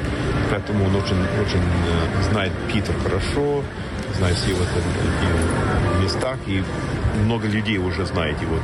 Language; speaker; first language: Russian; non-native, learner; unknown